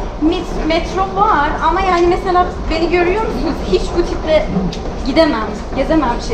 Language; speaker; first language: Turkish; non-native, fluent; Persian